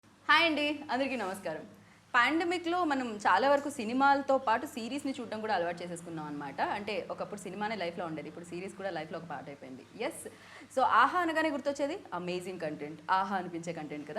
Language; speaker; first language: Telugu; native; Telugu